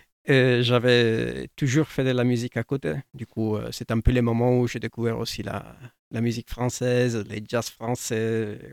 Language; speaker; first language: French; non-native, fluent; Italian